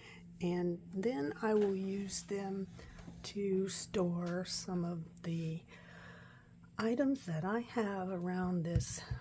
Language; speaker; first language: English; native; English